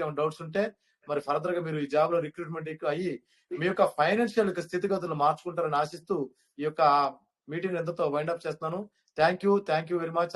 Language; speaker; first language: Telugu; native; Telugu